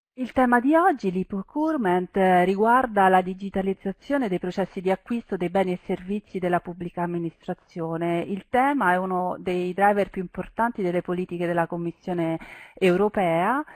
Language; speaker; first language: Italian; native; Italian